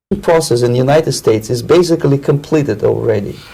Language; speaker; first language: English; non-native, fluent; Russian